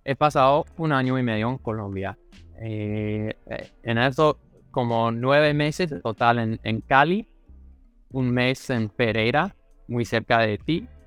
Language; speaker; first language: Spanish; non-native, fluent; English